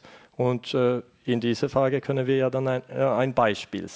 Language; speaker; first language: German; non-native, fluent; Estonian